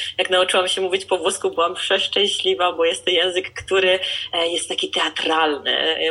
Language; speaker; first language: Polish; early bilingual, heritage; Polish